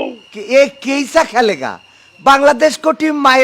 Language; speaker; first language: Hindi; non-native, learner; Bangla